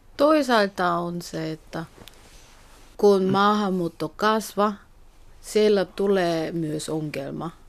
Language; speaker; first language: Finnish; non-native, learner; Korean